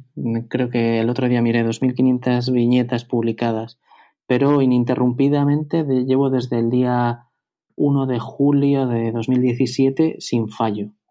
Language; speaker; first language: Spanish; native; Spanish